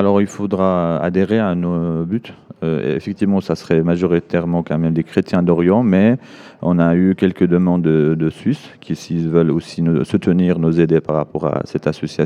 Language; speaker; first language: French; non-native, fluent; Arabic